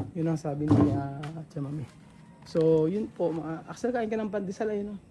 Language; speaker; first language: Filipino; native; Filipino